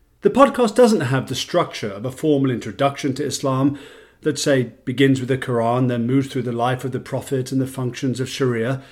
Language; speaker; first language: English; native; English